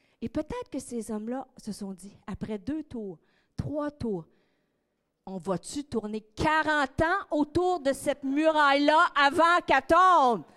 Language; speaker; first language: French; native; French